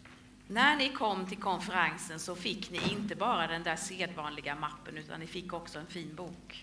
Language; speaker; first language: Swedish; native; Swedish